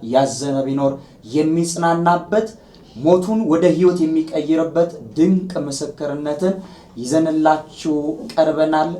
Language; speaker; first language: Amharic; native; Amharic